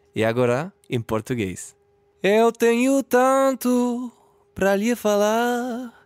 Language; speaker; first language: Portuguese; non-native, fluent; French